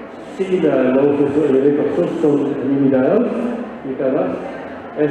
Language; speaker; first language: Spanish; non-native, learner; French